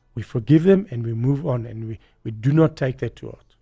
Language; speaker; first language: English; native; English